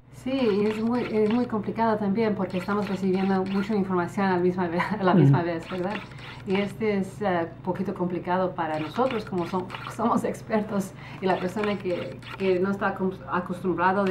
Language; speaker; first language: Spanish; early bilingual, other home language; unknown